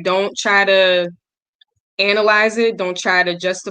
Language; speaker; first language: English; native; English